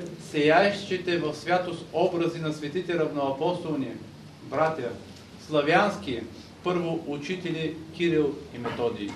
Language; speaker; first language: Bulgarian; native; Bulgarian